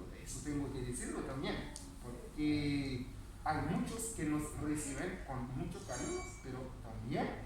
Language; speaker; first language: Spanish; non-native, learner; Haitian Creole